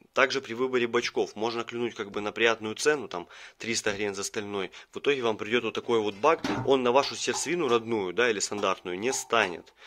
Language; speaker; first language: Russian; native; Russian